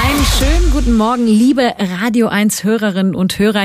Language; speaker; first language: German; native; German